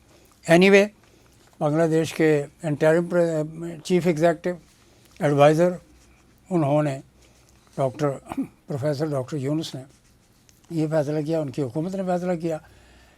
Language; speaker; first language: Urdu; native; Urdu